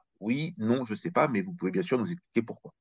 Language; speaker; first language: French; native; French